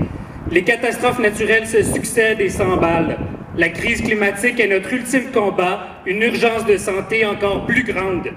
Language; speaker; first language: French; native; French